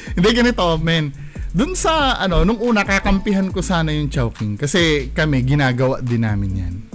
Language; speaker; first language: Filipino; native; Filipino